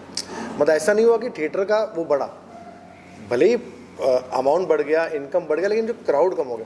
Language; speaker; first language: Hindi; native; Hindi